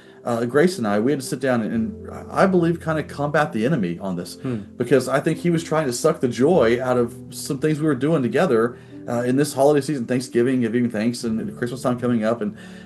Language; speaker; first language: English; native; English